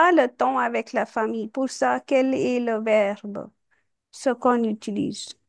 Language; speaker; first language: French; non-native, fluent; Hindi